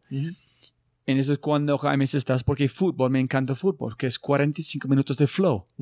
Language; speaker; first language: Spanish; non-native, learner; English